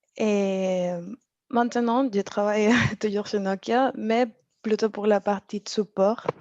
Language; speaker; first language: French; non-native, fluent; Spanish